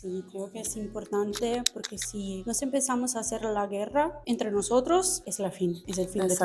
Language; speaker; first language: Spanish; non-native, fluent; Italian